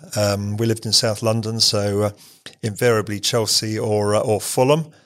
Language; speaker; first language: English; native; English